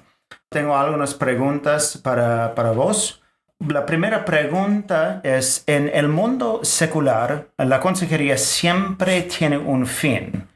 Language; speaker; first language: Spanish; non-native, fluent; English